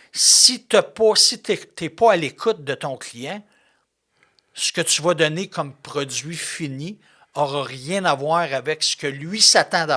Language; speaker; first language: French; native; French